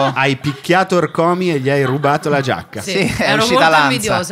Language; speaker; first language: Italian; native; Italian